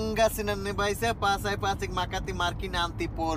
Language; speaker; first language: Filipino; non-native, learner; Bangla